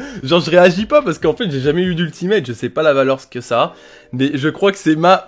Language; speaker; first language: French; native; French